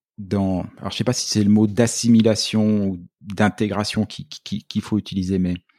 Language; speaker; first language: French; native; French